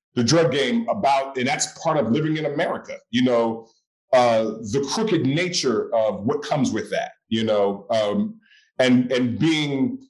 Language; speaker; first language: English; native; English